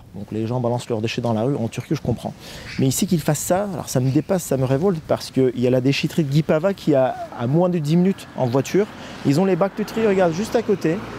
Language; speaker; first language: French; non-native, fluent; Turkish